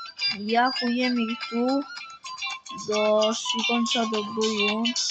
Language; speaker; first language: Albanian; early bilingual, heritage; Albanian